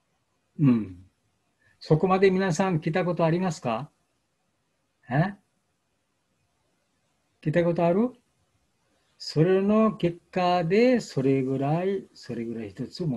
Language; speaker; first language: Japanese; non-native, fluent; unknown